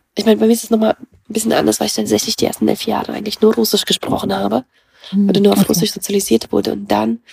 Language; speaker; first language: German; early bilingual, other home language; Russian